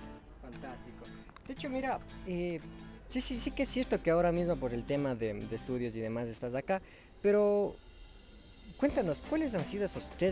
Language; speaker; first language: Spanish; native; Spanish